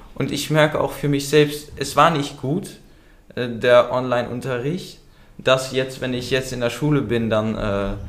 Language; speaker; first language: German; early bilingual, other home language; Dutch